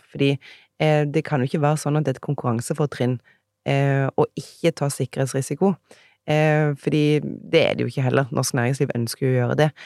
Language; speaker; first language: Norwegian; native; Norwegian